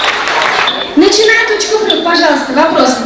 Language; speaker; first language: Russian; non-native, local second language; Uzbek